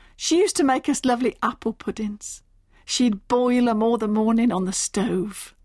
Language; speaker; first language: English; native; English